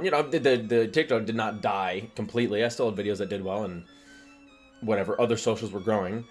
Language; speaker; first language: English; native; English